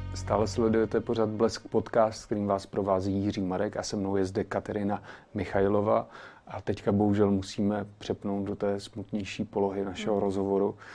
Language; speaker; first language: Czech; native; Czech